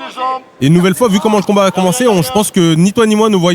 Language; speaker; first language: French; native; French